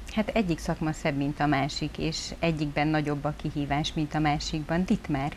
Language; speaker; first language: Hungarian; native; Hungarian